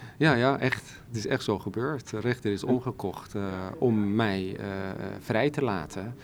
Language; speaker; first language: Dutch; non-native, fluent; Persian